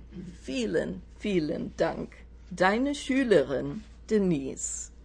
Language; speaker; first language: German; non-native, fluent; English